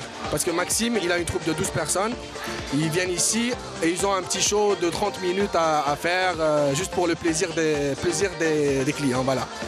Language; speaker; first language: French; native; French